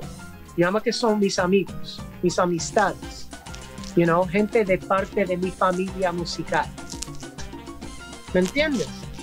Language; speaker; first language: Spanish; early bilingual, heritage; English